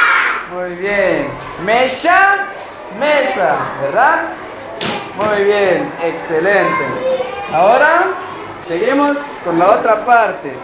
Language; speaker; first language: Spanish; non-native, local second language; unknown